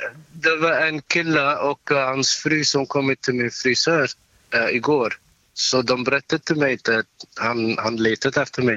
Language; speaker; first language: Swedish; non-native, learner; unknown